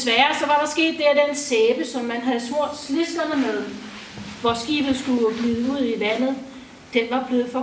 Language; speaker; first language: Danish; native; Danish